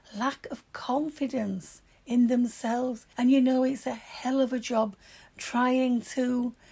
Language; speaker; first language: English; native; English